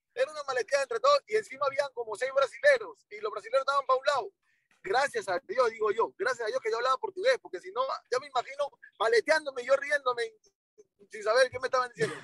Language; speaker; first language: Spanish; native; Spanish